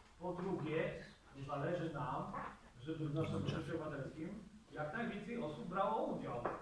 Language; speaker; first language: Polish; native; Polish